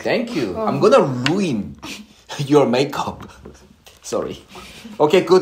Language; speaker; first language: English; non-native, fluent; Korean